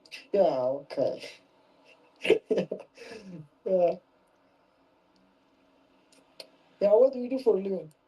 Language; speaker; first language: English; non-native, learner; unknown